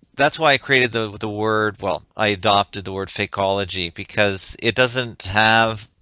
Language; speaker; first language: English; native; English